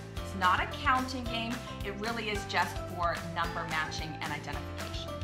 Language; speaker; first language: English; native; English